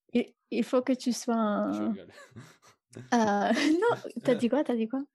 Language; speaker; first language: French; non-native, fluent; English